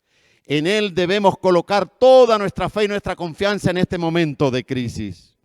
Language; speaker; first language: Spanish; native; Spanish